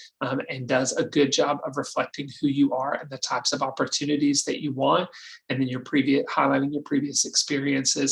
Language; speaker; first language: English; native; English